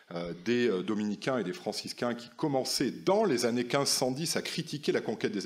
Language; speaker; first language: French; native; French